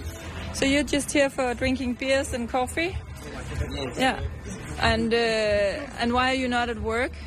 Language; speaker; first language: English; non-native, fluent; Danish